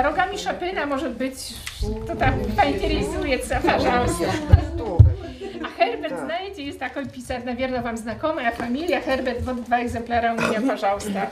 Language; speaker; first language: Russian; non-native, fluent; Polish